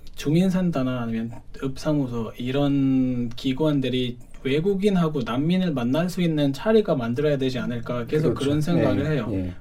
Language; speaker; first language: Korean; non-native, fluent; Arabic